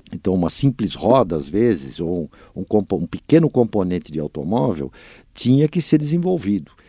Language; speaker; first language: Portuguese; early bilingual, other home language; Dutch